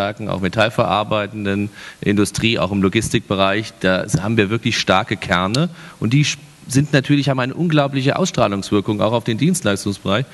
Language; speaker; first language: German; native; German